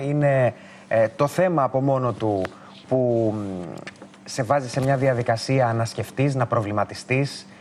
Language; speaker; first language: Greek; native; Greek